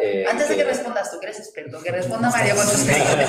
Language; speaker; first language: Spanish; native; Spanish